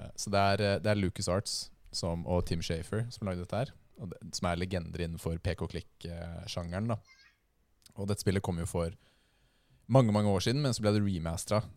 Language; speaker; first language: Norwegian; native; Norwegian